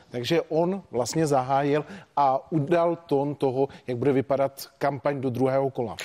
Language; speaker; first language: Czech; native; Czech